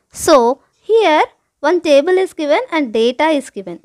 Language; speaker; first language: English; non-native, local second language; Telugu